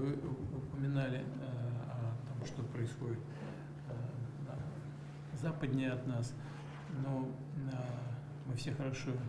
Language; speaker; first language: Russian; native; Russian